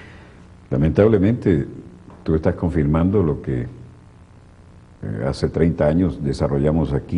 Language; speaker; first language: Spanish; native; Spanish